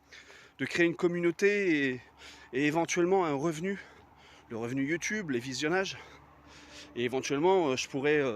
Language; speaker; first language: French; native; French